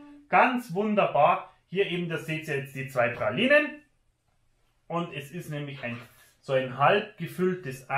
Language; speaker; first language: German; native; German